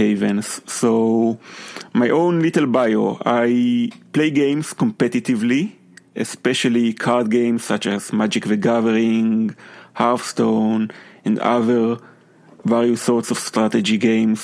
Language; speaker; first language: English; non-native, fluent; Hebrew